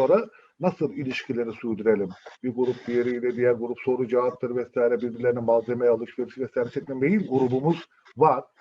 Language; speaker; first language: Turkish; native; Turkish